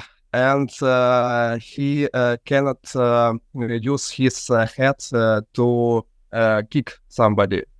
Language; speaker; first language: English; non-native, fluent; Russian